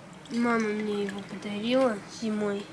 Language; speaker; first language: Russian; early bilingual, heritage; Russian